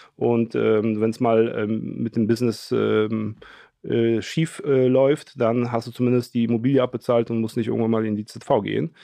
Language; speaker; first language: German; early bilingual, other home language; Polish